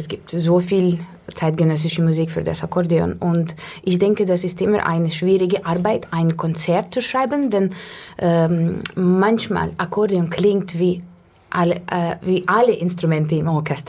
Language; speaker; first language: German; non-native, fluent; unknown